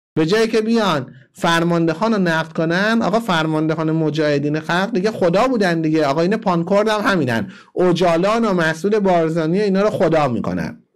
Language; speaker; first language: Persian; native; Persian